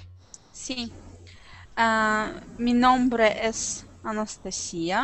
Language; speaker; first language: Spanish; non-native, learner; Russian